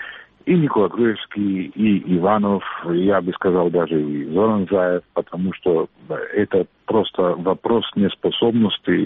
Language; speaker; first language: Russian; non-native, learner; Macedonian